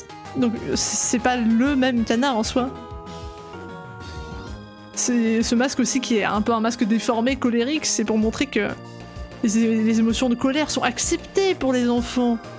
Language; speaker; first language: French; native; French